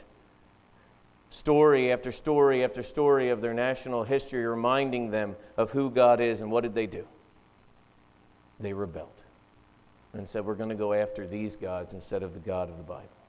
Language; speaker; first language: English; native; English